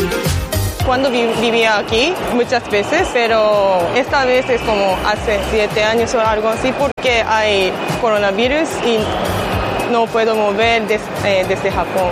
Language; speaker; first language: Spanish; non-native, learner; Japanese